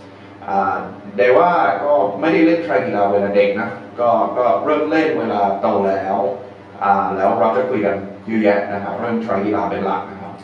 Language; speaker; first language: Thai; non-native, fluent; English